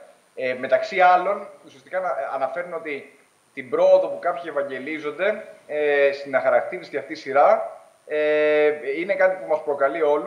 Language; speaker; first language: Greek; native; Greek